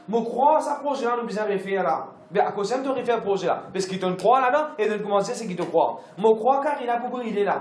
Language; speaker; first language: French; non-native, local second language; Morisyen